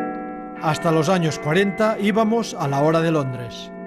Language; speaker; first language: Spanish; native; Spanish